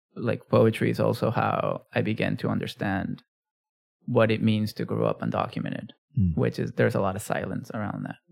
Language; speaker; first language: English; early bilingual, other home language; Spanish